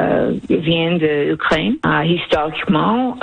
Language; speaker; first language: French; non-native, local second language; English